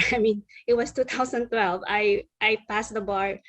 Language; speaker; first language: English; non-native, local second language; Filipino